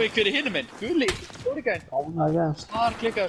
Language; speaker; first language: Icelandic; native; Icelandic